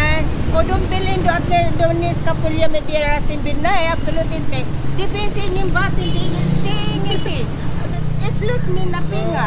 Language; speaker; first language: Swedish; non-native, learner; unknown